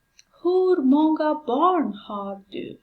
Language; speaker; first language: Swedish; non-native, learner; Persian